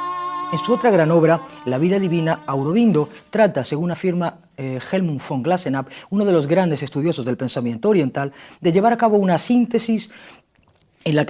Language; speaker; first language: Spanish; native; Spanish